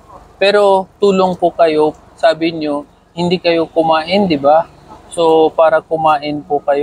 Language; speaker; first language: Filipino; non-native, learner; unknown